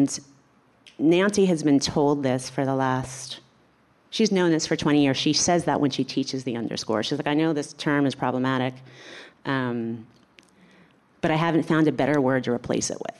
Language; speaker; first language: English; native; English